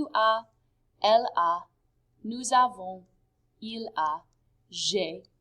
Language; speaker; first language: French; non-native, fluent; English